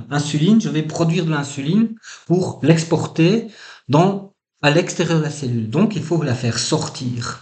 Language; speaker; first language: French; native; French